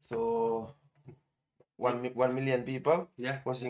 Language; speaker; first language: English; non-native, learner; Thai